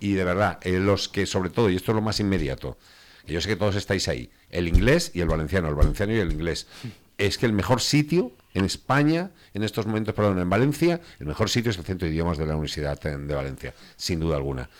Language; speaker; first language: Spanish; native; Spanish